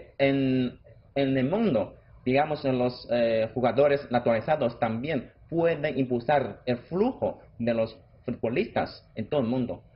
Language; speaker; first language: Spanish; non-native, fluent; Chinese